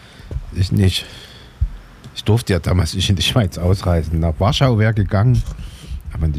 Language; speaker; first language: German; native; German